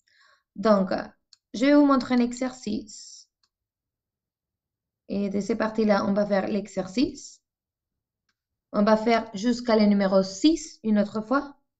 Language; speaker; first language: French; non-native, fluent; Spanish